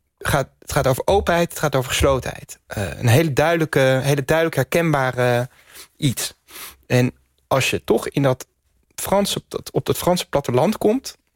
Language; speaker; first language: Dutch; native; Dutch